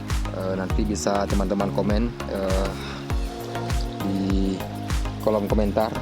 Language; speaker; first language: Indonesian; non-native, local second language; Achinese